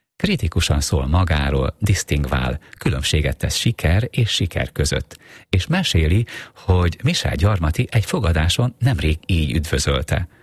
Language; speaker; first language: Hungarian; native; Hungarian